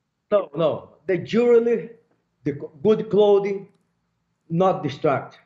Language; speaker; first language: English; non-native, fluent; Portuguese